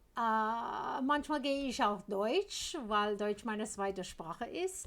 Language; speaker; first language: German; non-native, fluent; English